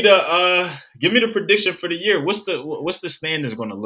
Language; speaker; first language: English; native; English